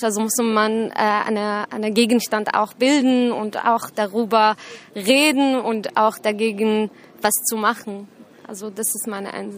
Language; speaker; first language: German; non-native, learner; Arabic